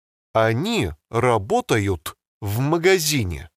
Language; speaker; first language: Russian; non-native, learner; English